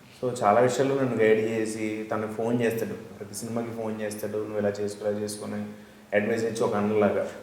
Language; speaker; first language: Telugu; native; Telugu